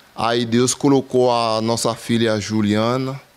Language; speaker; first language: Portuguese; non-native, fluent; Haitian Creole